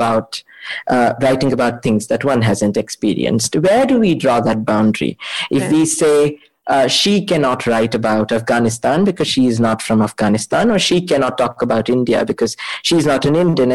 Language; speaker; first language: English; non-native, local second language; Kannada